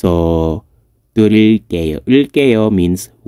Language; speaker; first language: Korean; non-native, fluent; Filipino